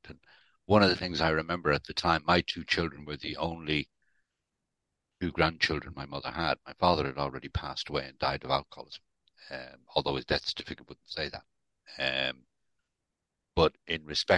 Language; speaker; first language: English; native; English